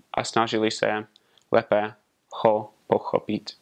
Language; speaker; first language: Czech; non-native, fluent; English